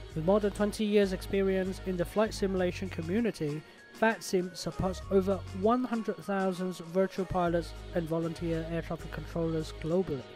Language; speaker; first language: English; non-native, local second language; Cantonese